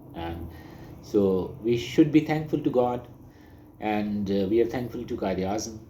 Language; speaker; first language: English; non-native, local second language; Urdu